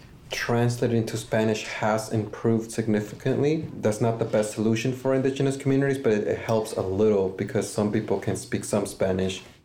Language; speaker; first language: English; early bilingual, other home language; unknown